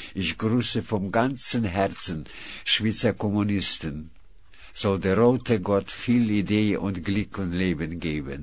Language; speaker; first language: German; non-native, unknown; Russian